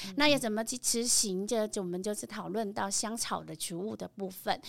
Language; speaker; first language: Chinese; non-native, fluent; Vietnamese